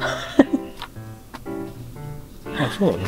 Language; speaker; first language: Japanese; native; Japanese